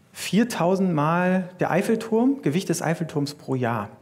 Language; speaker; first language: German; native; German